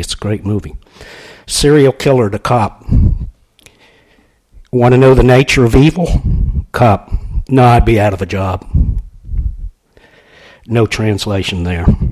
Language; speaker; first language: English; native; English